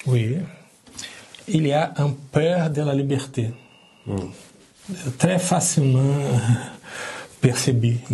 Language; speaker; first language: French; non-native, learner; Portuguese